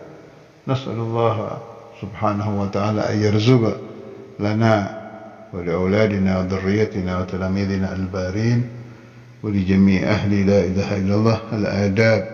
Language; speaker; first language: Arabic; non-native, fluent; Indonesian